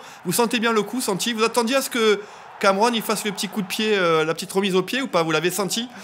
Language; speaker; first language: French; native; French